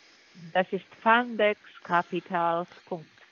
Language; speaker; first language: German; non-native, learner; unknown